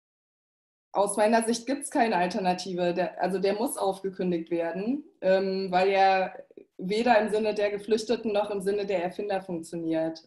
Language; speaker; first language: German; native; German